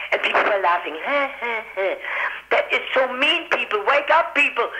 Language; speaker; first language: English; non-native, fluent; German